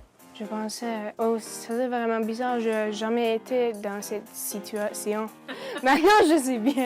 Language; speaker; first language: French; non-native, learner; Finnish